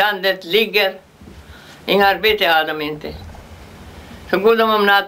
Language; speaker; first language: Swedish; early bilingual, heritage; Swedish